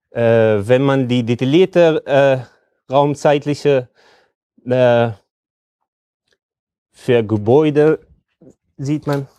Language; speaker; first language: German; non-native, fluent; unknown